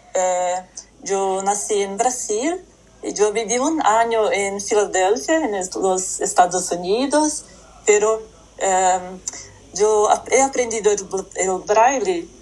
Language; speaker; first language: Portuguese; non-native, learner; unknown